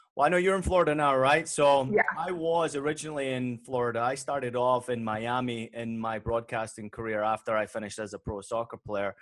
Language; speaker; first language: English; native; English